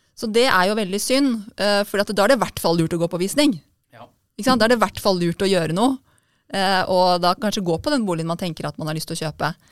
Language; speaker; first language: Norwegian; native; Norwegian